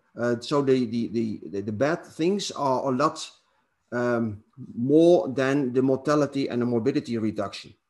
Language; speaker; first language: English; non-native, fluent; Dutch